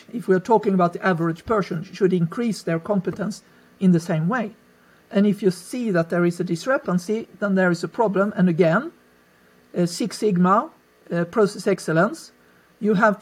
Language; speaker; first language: English; non-native, fluent; Swedish